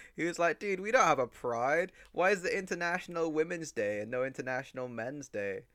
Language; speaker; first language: English; native; English